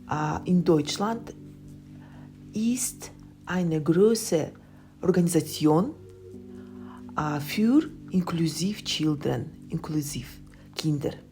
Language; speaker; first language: German; non-native, learner; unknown